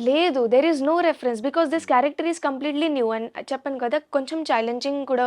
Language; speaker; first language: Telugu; non-native, local second language; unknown